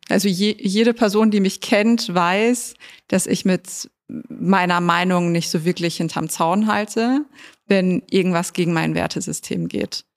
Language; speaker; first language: German; native; German